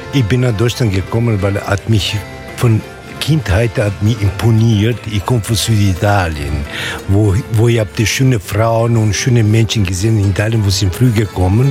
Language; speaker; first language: German; non-native, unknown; Italian